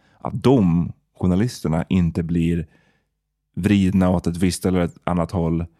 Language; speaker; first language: Swedish; native; Swedish